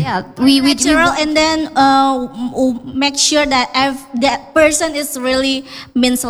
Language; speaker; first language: English; non-native, fluent; Indonesian